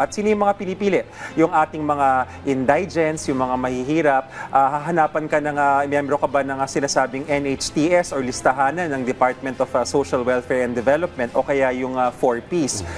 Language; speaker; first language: Filipino; native; Filipino